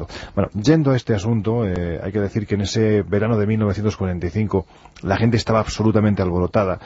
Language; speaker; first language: Spanish; native; Spanish